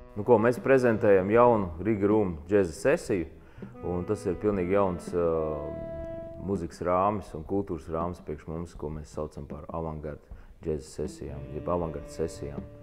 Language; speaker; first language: Latvian; non-native, local second language; Russian